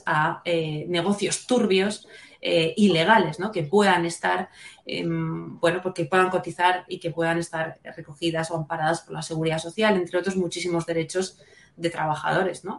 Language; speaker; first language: Spanish; native; Spanish